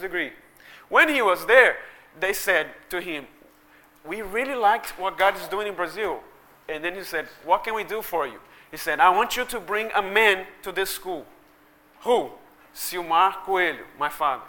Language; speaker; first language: English; early bilingual, other home language; Portuguese